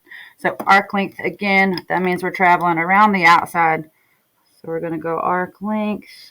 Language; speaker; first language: English; native; English